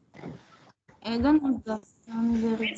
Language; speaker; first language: English; non-native, learner; French